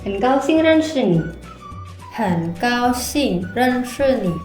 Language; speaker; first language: Chinese; non-native, fluent; Indonesian